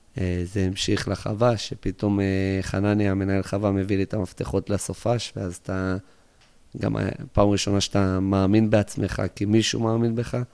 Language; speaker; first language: Hebrew; early bilingual, other home language; English